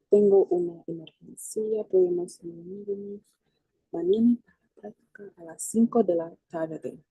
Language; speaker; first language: Spanish; non-native, learner; English